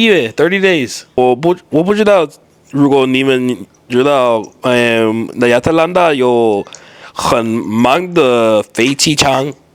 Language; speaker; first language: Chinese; non-native, learner; English